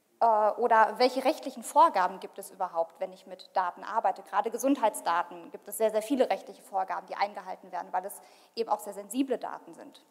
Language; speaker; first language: German; native; German